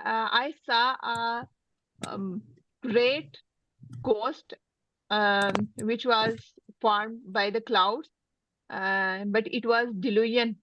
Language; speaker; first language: English; non-native, learner; Urdu